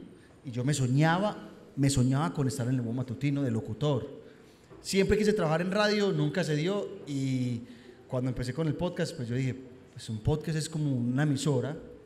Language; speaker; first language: Spanish; native; Spanish